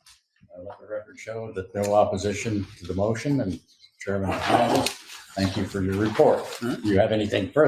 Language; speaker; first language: English; native; English